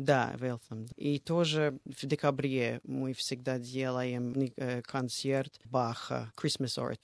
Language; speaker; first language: Russian; non-native, fluent; English